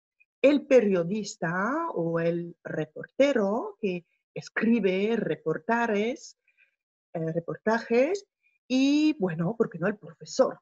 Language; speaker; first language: Spanish; non-native, fluent; French